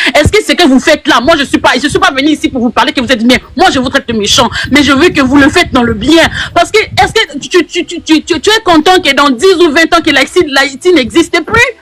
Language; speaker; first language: French; non-native, local second language; Lingala